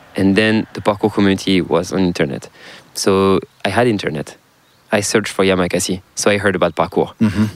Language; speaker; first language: English; non-native, fluent; French